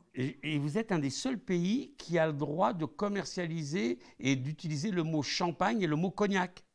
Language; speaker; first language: French; native; French